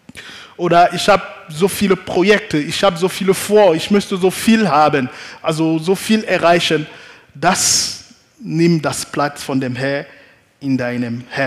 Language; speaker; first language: German; non-native, fluent; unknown